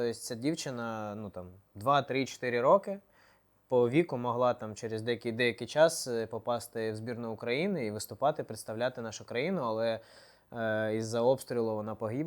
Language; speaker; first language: Ukrainian; non-native, local second language; Russian